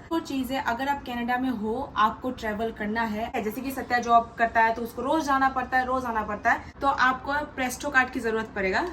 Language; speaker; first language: Hindi; non-native, local second language; Bangla